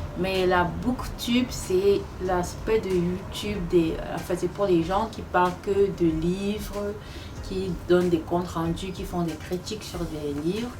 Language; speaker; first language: French; non-native, local second language; Fula